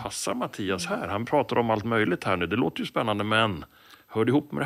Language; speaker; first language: Swedish; native; Swedish